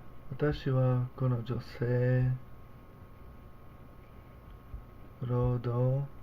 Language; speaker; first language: Japanese; non-native, learner; English